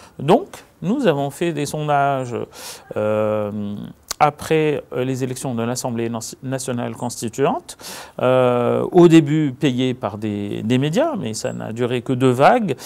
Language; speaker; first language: French; native; French